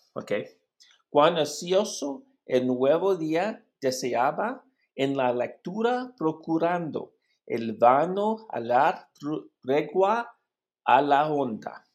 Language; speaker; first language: Spanish; non-native, learner; English